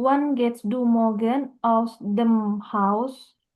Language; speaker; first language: German; non-native, learner; Indonesian